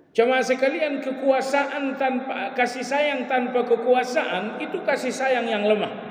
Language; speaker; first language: Malay; native; Malay